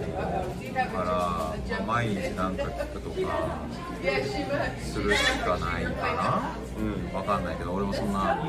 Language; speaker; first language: Japanese; native; Japanese